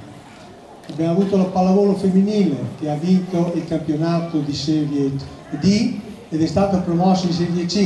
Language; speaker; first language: Italian; native; Italian